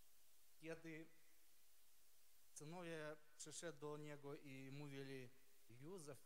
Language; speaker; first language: Polish; non-native, learner; Ukrainian